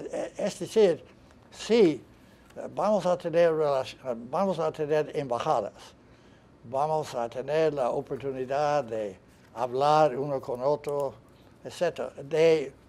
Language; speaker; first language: Spanish; non-native, fluent; English